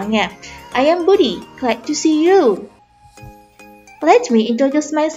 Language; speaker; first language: English; non-native, fluent; Indonesian